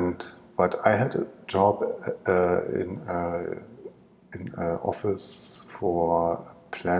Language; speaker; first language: English; non-native, learner; German